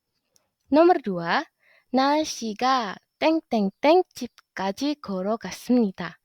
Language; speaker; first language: Korean; non-native, fluent; Indonesian